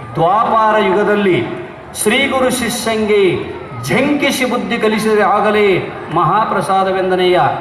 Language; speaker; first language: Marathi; non-native, local second language; Kannada